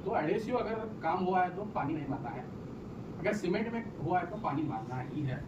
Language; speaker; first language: Hindi; non-native, local second language; Kannada